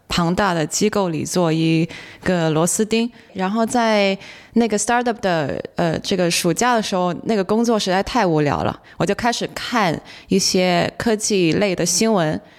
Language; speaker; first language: Chinese; non-native, local second language; Cantonese